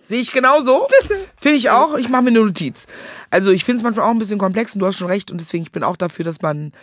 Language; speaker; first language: German; native; German